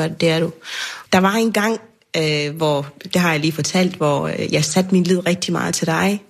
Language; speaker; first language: Danish; early bilingual, other home language; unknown